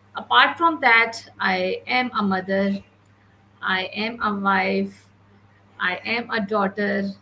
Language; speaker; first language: English; non-native, local second language; Urdu